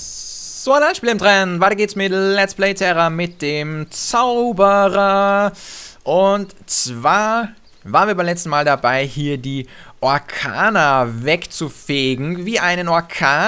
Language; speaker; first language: German; native; German